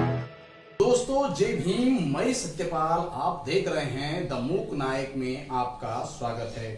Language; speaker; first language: Hindi; native; Hindi